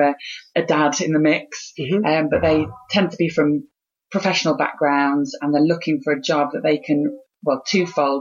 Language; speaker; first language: English; native; English